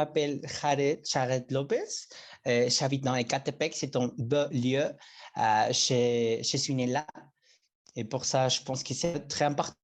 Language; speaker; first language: French; non-native, learner; Spanish